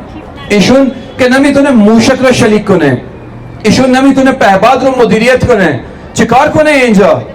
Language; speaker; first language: Persian; non-native, fluent; Urdu